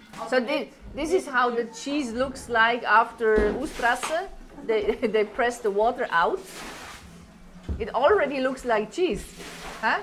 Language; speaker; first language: English; non-native, fluent; Swiss German